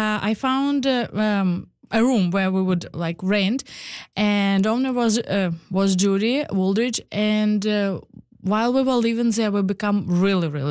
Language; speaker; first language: English; non-native, learner; Ukrainian